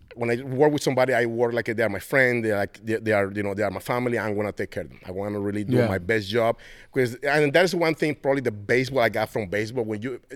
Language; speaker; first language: English; non-native, fluent; Spanish